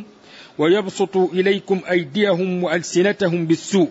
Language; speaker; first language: Arabic; native; Arabic